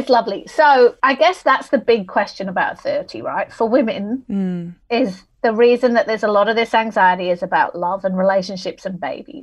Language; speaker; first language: English; native; English